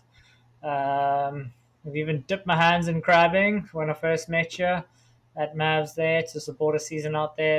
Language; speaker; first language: English; native; English